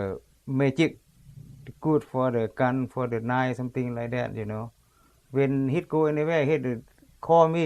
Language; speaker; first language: English; non-native, learner; Lao